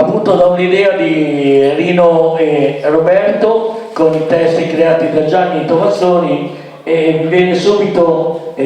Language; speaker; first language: Italian; native; Italian